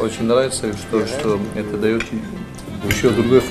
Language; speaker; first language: Russian; non-native, fluent; French